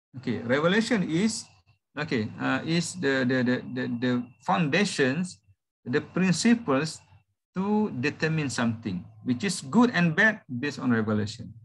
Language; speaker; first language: English; non-native, local second language; Malay